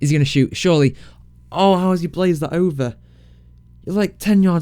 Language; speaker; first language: English; native; English